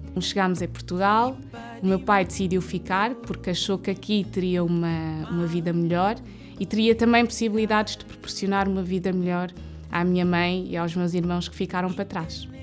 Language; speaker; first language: Portuguese; early bilingual, other home language; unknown